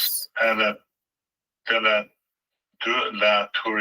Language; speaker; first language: French; non-native, learner; English